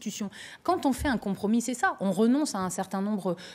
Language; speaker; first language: French; native; French